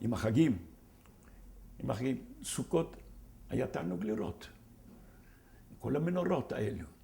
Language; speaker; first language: Hebrew; non-native, fluent; Ladino